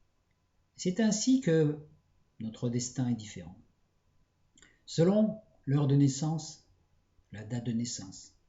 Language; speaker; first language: French; native; French